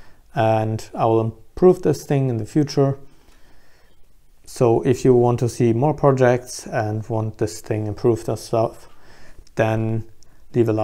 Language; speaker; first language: English; non-native, fluent; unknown